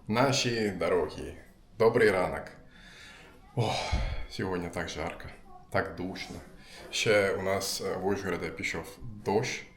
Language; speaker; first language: Ukrainian; non-native, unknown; Turkish